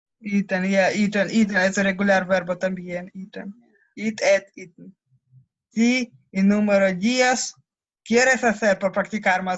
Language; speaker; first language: Spanish; non-native, learner; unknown